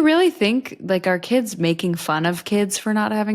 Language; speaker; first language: English; native; English